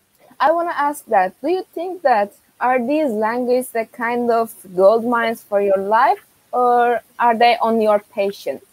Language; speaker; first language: English; non-native, fluent; Turkish